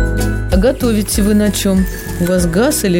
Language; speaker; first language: Russian; native; Russian